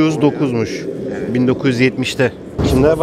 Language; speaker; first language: Turkish; native; Turkish